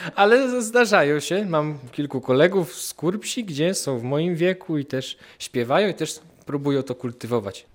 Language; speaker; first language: Polish; native; Polish